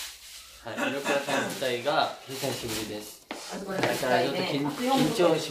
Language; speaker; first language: Japanese; non-native, learner; Korean